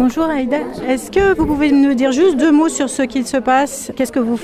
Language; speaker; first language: French; native; French